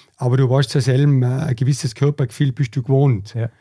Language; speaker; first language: German; native; German